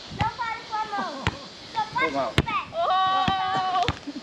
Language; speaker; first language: Portuguese; non-native, learner; Turkish